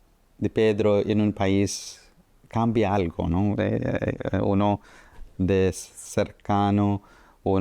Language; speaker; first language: Spanish; non-native, fluent; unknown